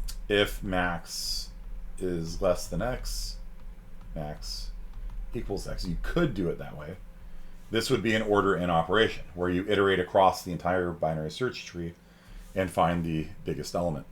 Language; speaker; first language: English; native; English